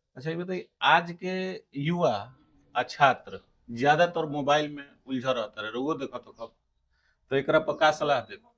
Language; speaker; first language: Bhojpuri; native; Bhojpuri